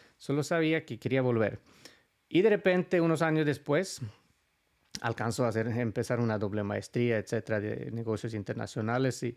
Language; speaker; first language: Spanish; non-native, fluent; Swedish